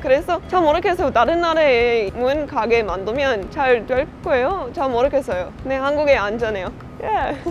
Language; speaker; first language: Korean; non-native, learner; English